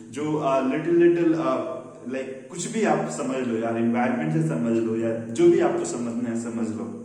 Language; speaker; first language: Hindi; non-native, local second language; Bhojpuri